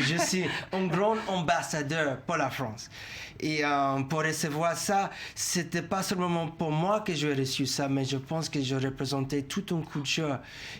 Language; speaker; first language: French; non-native, fluent; English